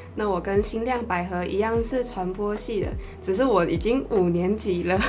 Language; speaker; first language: Chinese; native; Chinese